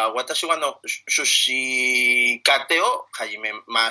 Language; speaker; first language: Japanese; non-native, learner; Spanish